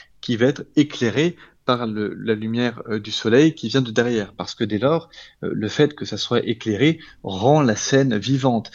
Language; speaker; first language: French; native; French